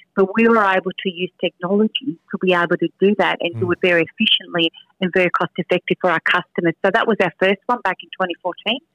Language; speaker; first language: English; early bilingual, other home language; Spanish